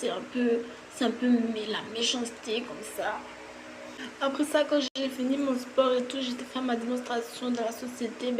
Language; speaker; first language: French; native; French